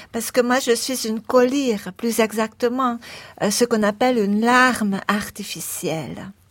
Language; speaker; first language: French; non-native, fluent; Hungarian